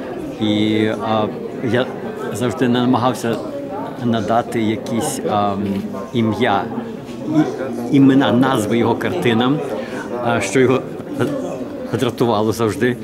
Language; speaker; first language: Ukrainian; early bilingual, heritage; Ukrainian